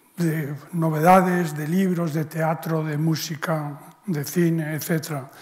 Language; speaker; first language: Spanish; native; Spanish